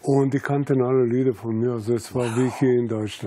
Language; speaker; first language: German; non-native, fluent; Serbian